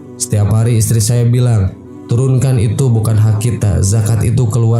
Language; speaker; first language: Indonesian; native; Indonesian